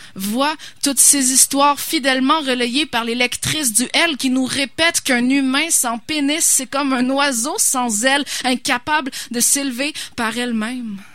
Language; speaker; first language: French; native; French